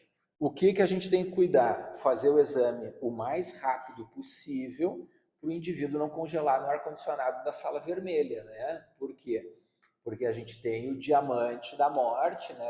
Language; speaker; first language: Portuguese; native; Portuguese